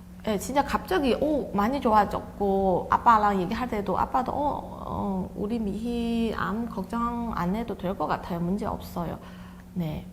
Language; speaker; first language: Korean; non-native, fluent; Chinese